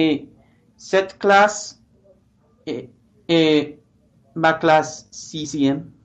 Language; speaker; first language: French; non-native, learner; English